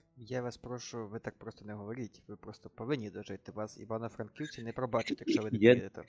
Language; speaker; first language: Ukrainian; native; Ukrainian